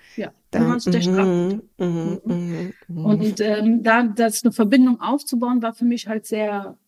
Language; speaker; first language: German; early bilingual, other home language; Arabic